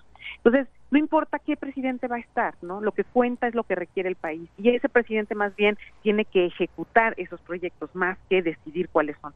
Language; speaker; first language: Spanish; native; Spanish